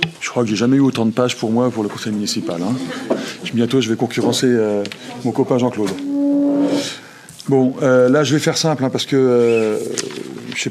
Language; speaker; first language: French; native; French